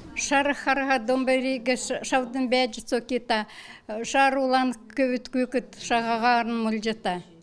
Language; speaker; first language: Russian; native; Russian